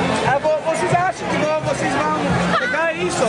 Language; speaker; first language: Portuguese; non-native, fluent; English